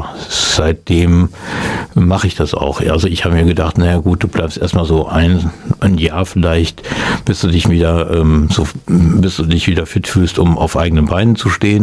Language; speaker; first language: German; native; German